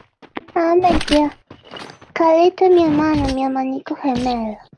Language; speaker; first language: Spanish; native; Spanish